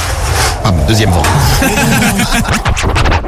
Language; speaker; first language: French; native; French